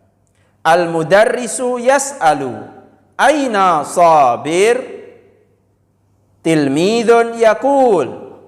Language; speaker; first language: Arabic; non-native, fluent; Indonesian